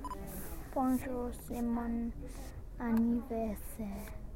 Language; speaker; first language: French; non-native, learner; English